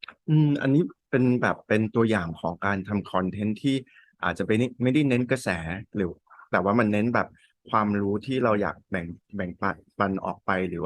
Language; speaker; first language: Thai; early bilingual, heritage; Thai